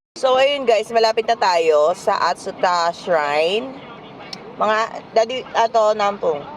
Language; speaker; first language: Filipino; native; Filipino